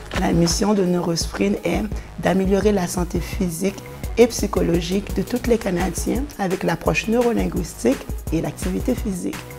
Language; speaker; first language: French; non-native, local second language; Haitian Creole